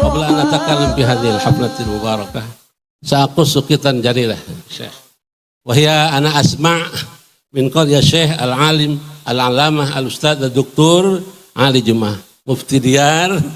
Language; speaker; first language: Arabic; non-native, fluent; Indonesian